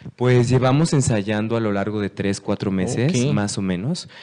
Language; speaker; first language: Spanish; native; Spanish